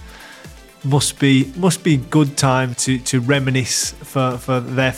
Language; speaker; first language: English; native; English